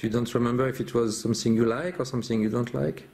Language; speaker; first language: English; non-native, fluent; French